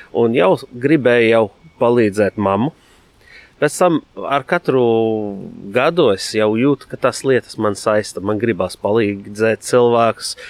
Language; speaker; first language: Latvian; non-native, fluent; Arabic